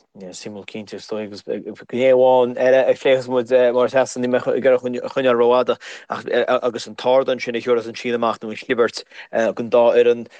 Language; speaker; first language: Irish; native; Irish